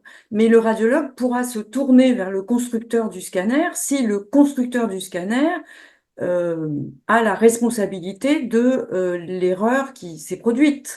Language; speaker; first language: French; native; French